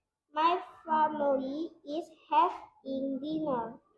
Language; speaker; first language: English; non-native, learner; Indonesian